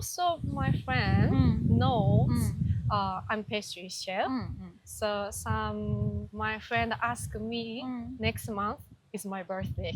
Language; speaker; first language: English; non-native, learner; Japanese